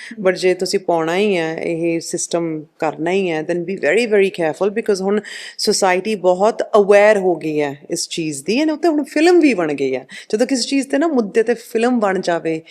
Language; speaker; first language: Punjabi; early bilingual, heritage; Punjabi